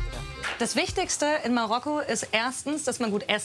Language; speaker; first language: German; native; German